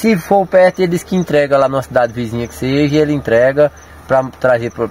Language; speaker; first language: Portuguese; native; Portuguese